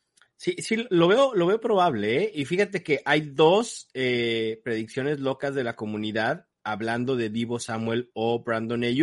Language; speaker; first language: Spanish; native; Spanish